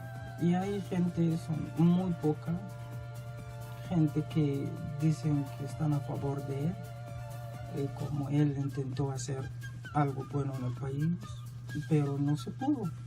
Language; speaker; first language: Spanish; non-native, fluent; Arabic